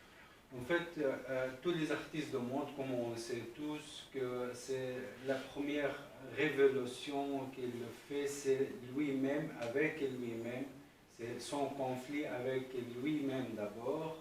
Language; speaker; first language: French; non-native, fluent; Arabic